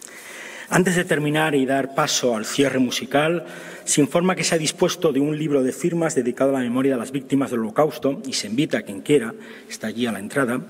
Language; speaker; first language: Spanish; native; Spanish